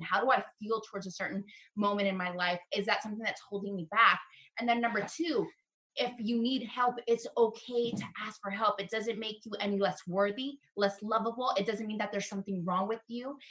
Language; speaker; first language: English; early bilingual, other home language; Spanish